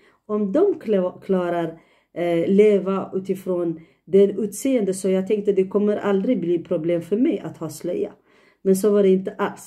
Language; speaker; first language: Swedish; non-native, fluent; Tigrinya